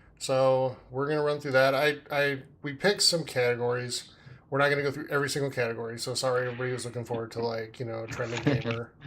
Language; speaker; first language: English; native; English